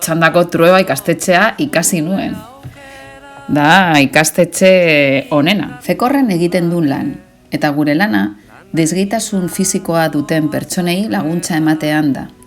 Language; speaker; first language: Basque; non-native, local second language; Spanish